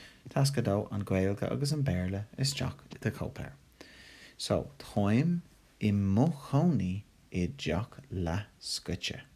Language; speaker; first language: Irish; non-native, local second language; English